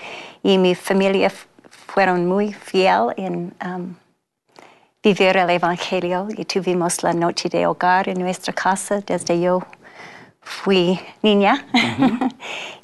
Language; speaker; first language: Spanish; non-native, learner; English